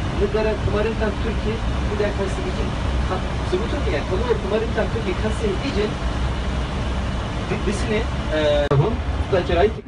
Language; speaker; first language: Indonesian; non-native, learner; Turkish